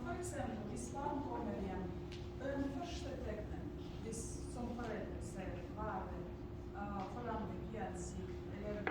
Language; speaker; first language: Norwegian; non-native, learner; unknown